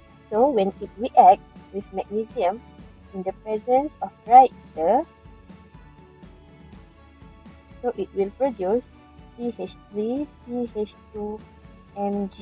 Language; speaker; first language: English; non-native, local second language; Malay